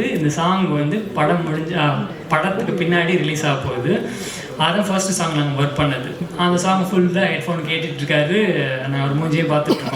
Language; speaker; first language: Tamil; native; Tamil